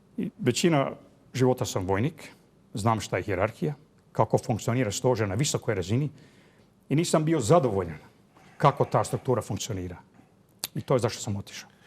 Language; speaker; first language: Bosnian; early bilingual, heritage; Croatian